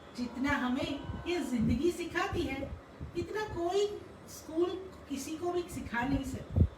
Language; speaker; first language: Hindi; non-native, local second language; Gujarati